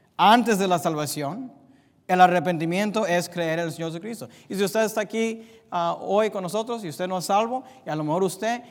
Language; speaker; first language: Spanish; early bilingual, heritage; English